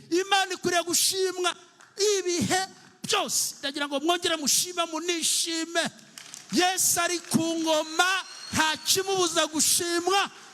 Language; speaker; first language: Kinyarwanda; early bilingual, heritage; Kinyarwanda